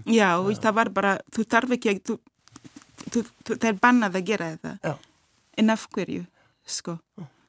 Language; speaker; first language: Icelandic; non-native, fluent; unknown